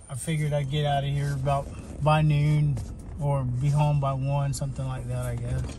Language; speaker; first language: English; native; English